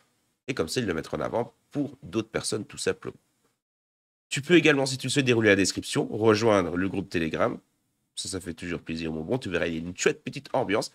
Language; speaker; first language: French; native; French